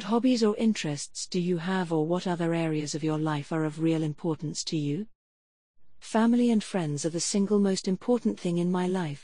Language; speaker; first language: English; native; English